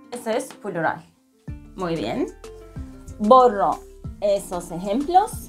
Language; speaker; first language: Spanish; non-native, fluent; Turkish